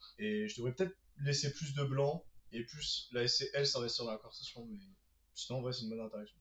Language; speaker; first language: French; native; French